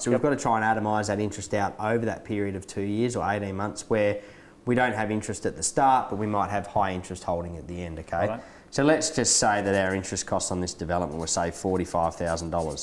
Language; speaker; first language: English; native; English